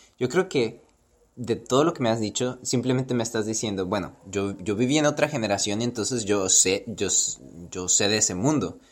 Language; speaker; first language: Spanish; native; Spanish